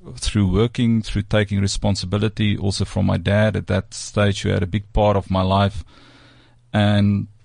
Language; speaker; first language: English; non-native, local second language; Afrikaans